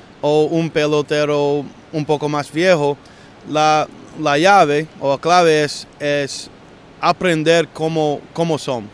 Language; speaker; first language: Spanish; non-native, learner; English